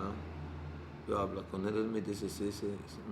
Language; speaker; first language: Spanish; non-native, learner; Arabic